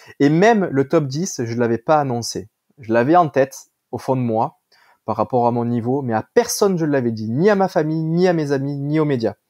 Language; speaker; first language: French; native; French